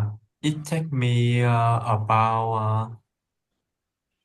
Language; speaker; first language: English; non-native, learner; Vietnamese